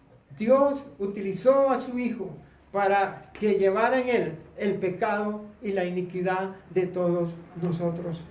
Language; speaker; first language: Spanish; native; Spanish